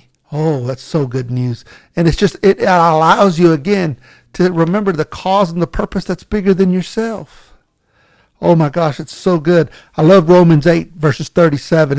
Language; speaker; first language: English; native; English